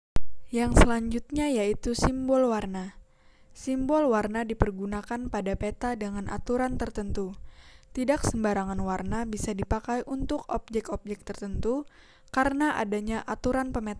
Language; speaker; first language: Indonesian; native; Indonesian